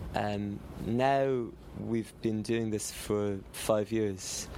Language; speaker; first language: English; native; English